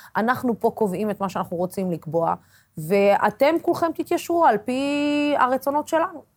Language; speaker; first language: Hebrew; non-native, local second language; Arabic